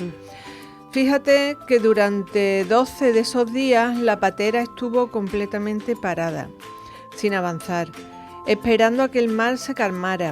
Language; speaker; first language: Spanish; native; Spanish